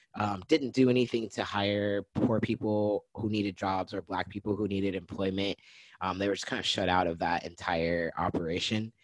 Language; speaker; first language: English; native; English